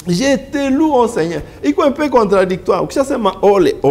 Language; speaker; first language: French; non-native, local second language; Swahili